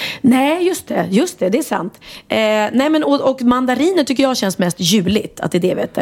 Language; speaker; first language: Swedish; native; Swedish